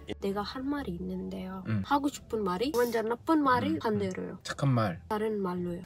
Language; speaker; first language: Korean; non-native, learner; Arabic